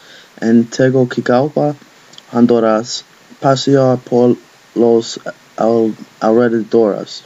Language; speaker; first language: Spanish; non-native, learner; English